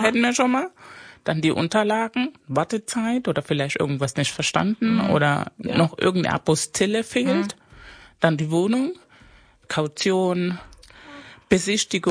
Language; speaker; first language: German; early bilingual, other home language; Spanish